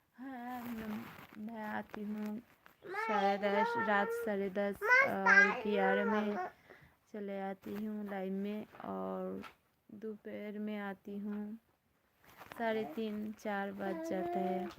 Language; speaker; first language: Hindi; non-native, local second language; Bangla